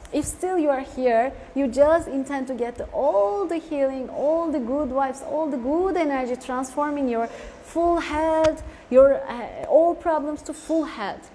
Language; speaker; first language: English; non-native, fluent; Turkish